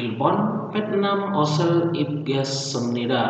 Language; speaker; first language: Korean; non-native, fluent; Indonesian